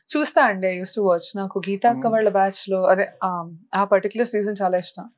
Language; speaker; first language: Telugu; native; Telugu